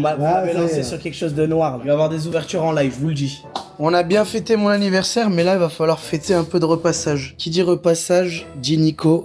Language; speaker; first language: French; native; French